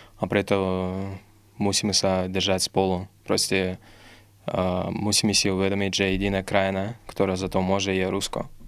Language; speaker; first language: Slovak; non-native, fluent; Russian